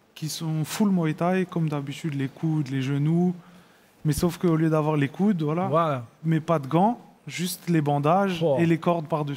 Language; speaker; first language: French; native; French